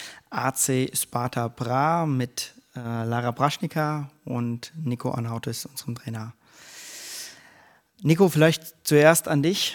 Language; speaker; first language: German; native; German